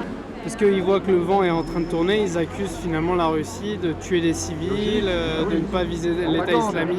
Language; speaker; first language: French; native; French